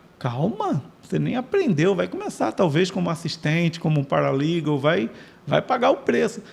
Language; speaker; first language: Portuguese; native; Portuguese